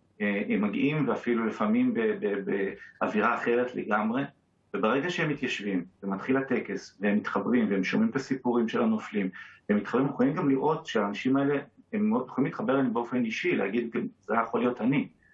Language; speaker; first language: Hebrew; native; Hebrew